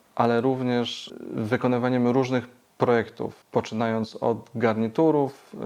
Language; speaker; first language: Polish; native; Polish